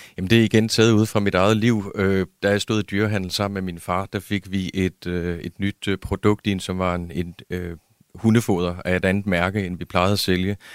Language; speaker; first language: Danish; native; Danish